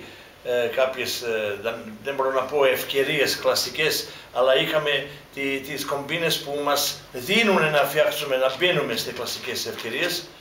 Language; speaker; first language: Greek; non-native, fluent; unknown